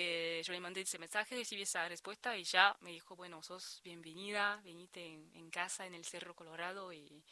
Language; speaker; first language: Spanish; non-native, fluent; French